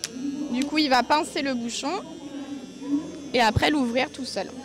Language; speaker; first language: French; native; French